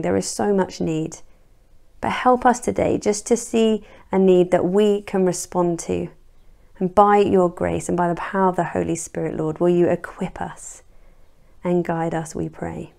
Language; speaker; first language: English; native; English